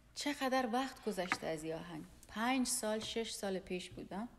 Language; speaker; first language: Persian; non-native, local second language; Pashto